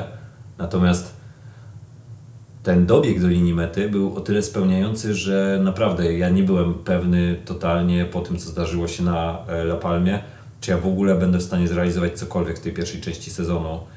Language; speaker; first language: Polish; native; Polish